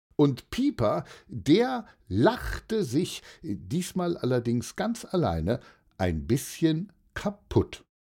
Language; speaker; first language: German; native; German